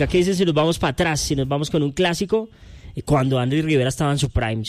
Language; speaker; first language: Spanish; native; Spanish